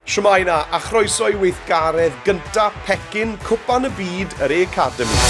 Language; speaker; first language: Welsh; native; Welsh